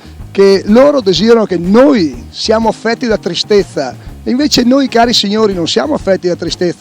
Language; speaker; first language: Italian; native; Italian